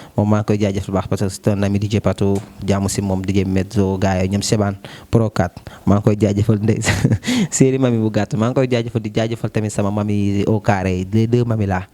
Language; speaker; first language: Wolof; native; Wolof